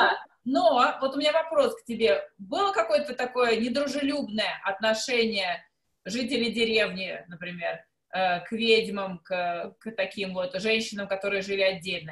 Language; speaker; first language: Russian; native; Russian